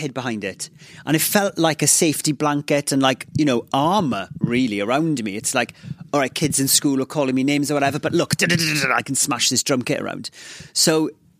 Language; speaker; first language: English; non-native, local second language; Welsh